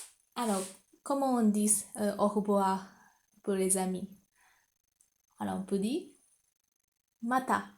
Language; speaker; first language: French; non-native, fluent; Japanese